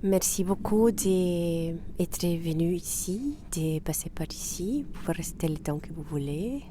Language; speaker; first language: French; non-native, fluent; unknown